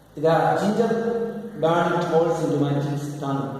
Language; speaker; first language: English; non-native, local second language; Malayalam